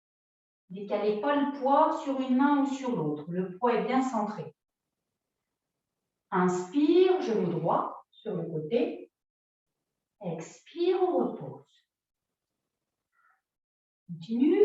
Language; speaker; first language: French; native; French